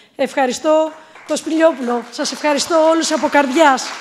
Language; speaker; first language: Greek; native; Greek